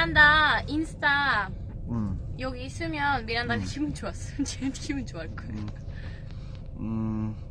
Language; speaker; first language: Korean; non-native, learner; Swedish